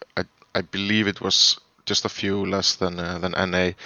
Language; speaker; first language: English; non-native, fluent; Swedish